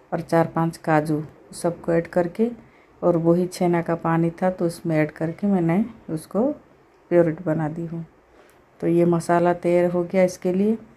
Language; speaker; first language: Hindi; native; Hindi